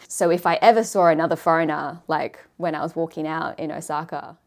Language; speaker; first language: English; native; English